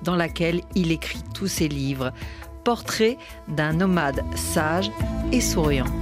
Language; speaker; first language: French; native; French